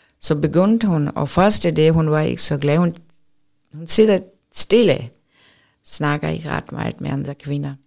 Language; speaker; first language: Danish; non-native, fluent; Urdu